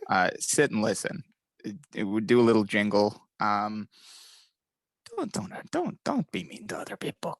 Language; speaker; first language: English; native; English